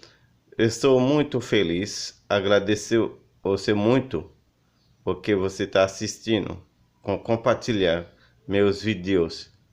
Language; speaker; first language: Portuguese; non-native, learner; Haitian Creole